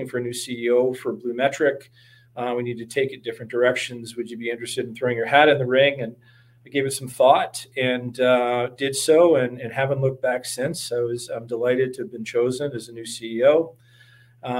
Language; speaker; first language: English; native; English